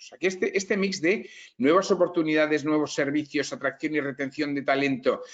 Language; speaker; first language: Spanish; native; Spanish